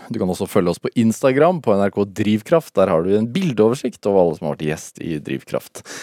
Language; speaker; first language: Norwegian; native; Norwegian